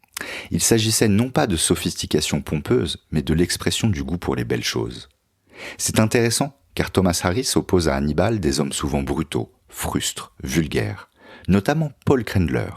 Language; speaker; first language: French; native; French